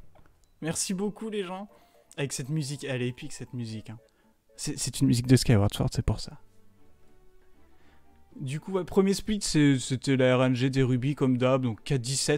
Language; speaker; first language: French; native; French